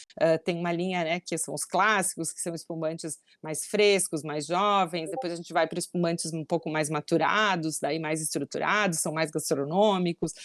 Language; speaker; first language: Portuguese; native; Portuguese